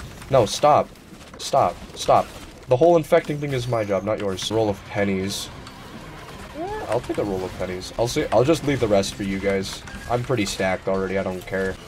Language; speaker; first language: English; native; English